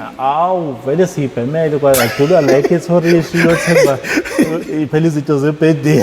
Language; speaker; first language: Zulu; native; Zulu